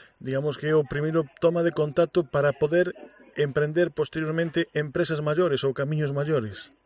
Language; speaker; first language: Galician; native; Galician